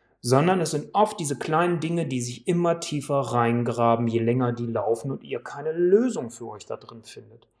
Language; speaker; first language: German; native; German